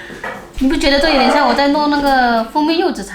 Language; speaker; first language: Chinese; non-native, local second language; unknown